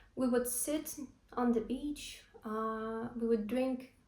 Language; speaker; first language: English; non-native, fluent; Ukrainian